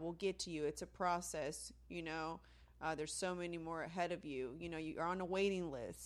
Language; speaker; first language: English; early bilingual, other home language; Spanish